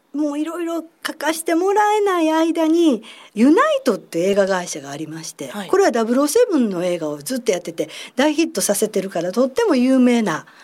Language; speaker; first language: Japanese; native; Japanese